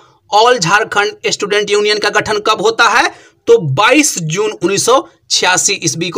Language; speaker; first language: Hindi; native; Hindi